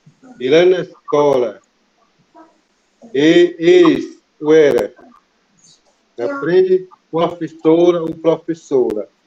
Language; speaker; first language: Portuguese; non-native, local second language; Kayapó